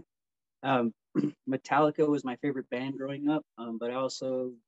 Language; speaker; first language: English; native; English